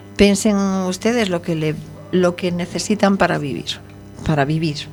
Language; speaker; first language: Spanish; native; Spanish